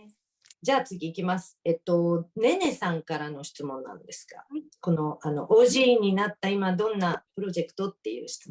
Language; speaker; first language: Japanese; native; Japanese